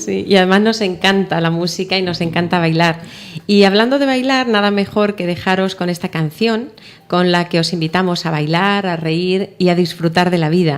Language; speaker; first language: Spanish; native; Spanish